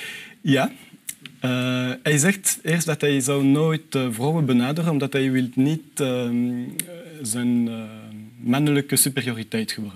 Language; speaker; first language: Dutch; non-native, local second language; French